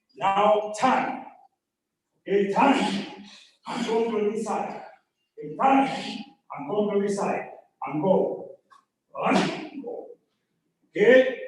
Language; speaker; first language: English; non-native, learner; Spanish